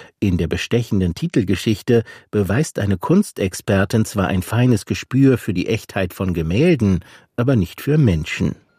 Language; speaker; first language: German; native; German